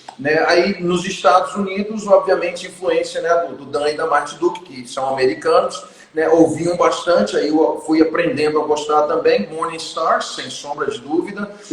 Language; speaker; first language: Portuguese; non-native, fluent; English